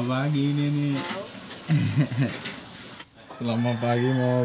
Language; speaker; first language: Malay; non-native, learner; Danish